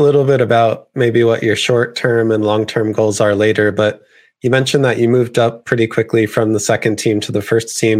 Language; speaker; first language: English; native; English